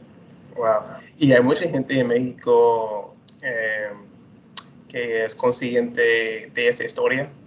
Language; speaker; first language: Spanish; non-native, fluent; English